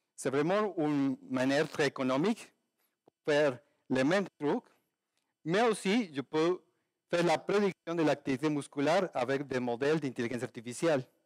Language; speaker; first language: French; non-native, learner; Spanish